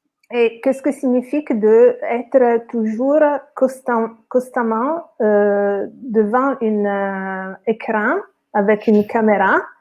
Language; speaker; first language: French; non-native, fluent; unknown